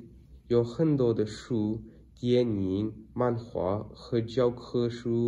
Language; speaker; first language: Chinese; non-native, learner; English